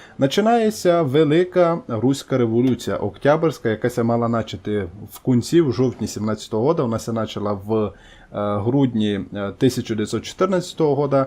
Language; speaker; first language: Ukrainian; native; Ukrainian